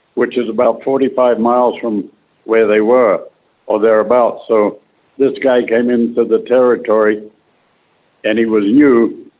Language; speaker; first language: English; native; English